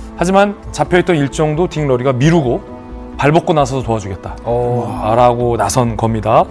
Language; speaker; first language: Korean; native; Korean